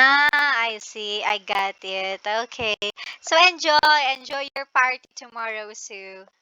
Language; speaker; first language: English; non-native, local second language; Filipino